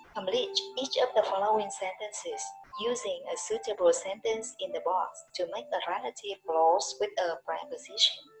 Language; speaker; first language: English; non-native, fluent; Vietnamese